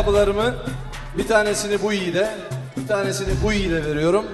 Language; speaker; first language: Turkish; native; Turkish